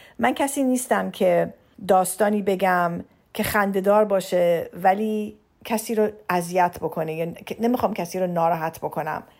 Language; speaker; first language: Persian; early bilingual, heritage; Persian